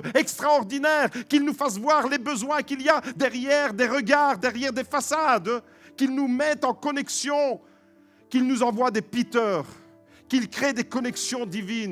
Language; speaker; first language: French; native; French